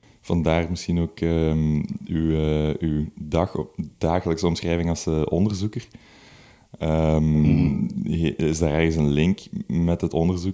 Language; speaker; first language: Dutch; native; Dutch